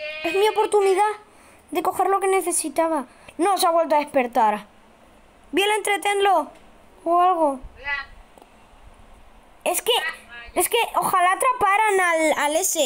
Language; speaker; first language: Spanish; native; Spanish